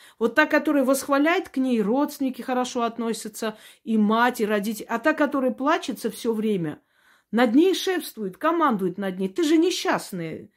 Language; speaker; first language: Russian; non-native, local second language; Armenian